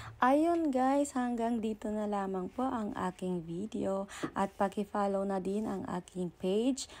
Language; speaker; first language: Filipino; native; Filipino